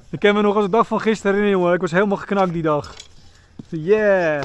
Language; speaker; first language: Dutch; native; Dutch